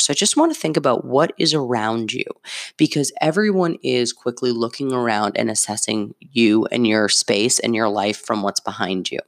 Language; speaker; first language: English; native; English